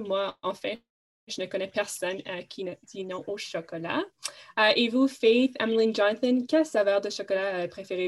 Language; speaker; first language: French; non-native, fluent; English